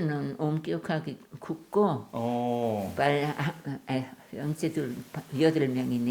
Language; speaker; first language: Korean; non-native, learner; German